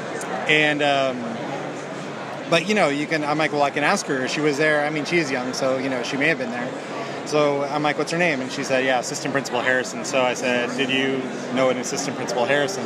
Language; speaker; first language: English; native; English